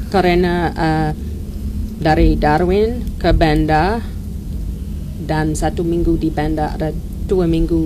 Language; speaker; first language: Indonesian; non-native, learner; English